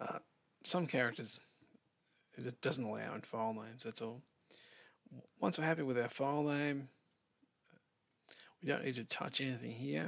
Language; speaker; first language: English; native; English